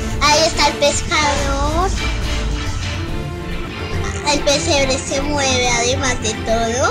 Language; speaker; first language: Spanish; native; Spanish